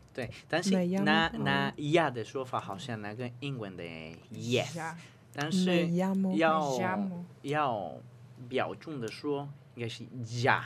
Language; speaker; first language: Chinese; non-native, fluent; Spanish